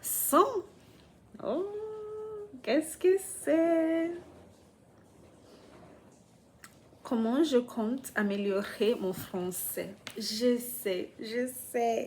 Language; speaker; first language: French; non-native, fluent; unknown